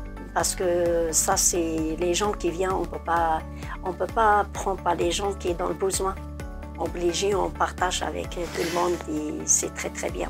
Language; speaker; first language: French; non-native, learner; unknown